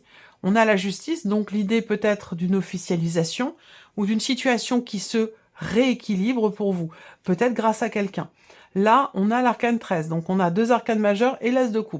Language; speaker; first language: French; native; French